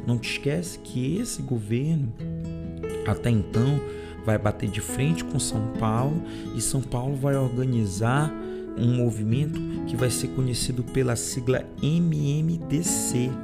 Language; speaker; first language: Portuguese; native; Portuguese